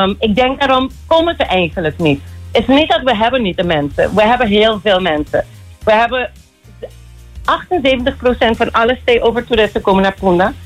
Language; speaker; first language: Dutch; non-native, local second language; Papiamento